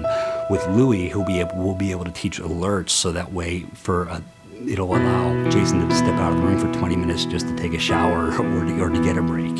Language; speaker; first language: English; native; English